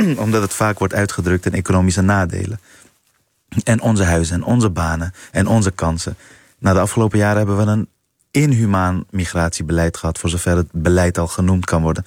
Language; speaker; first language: Dutch; early bilingual, other home language; Persian